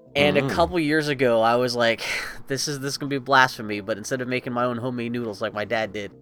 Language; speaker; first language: English; native; English